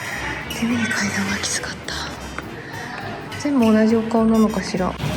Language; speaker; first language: Japanese; native; Japanese